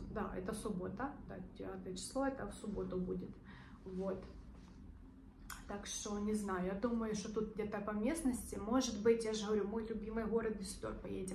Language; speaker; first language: Russian; native; Russian